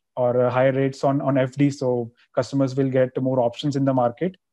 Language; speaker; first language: English; non-native, local second language; Hindi